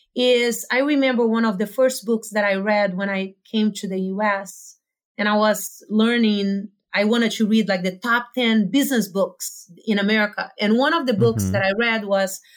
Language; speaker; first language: English; non-native, fluent; Portuguese